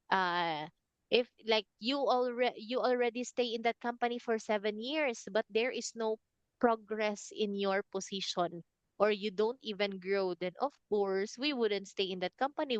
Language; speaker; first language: English; non-native, fluent; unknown